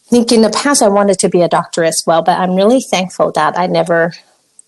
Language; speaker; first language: English; non-native, local second language; Cantonese